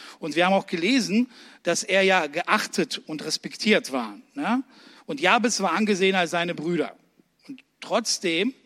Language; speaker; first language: German; early bilingual, other home language; Russian